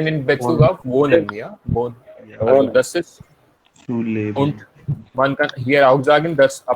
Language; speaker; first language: German; non-native, fluent; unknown